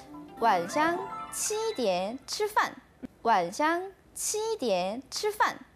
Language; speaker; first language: Chinese; non-native, fluent; Korean